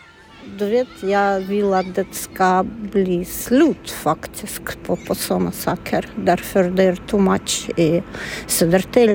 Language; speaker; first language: Swedish; non-native, learner; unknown